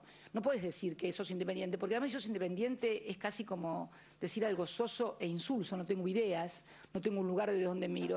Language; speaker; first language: Spanish; native; Spanish